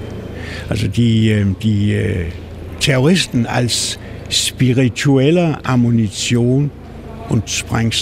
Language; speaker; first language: German; non-native, fluent; Danish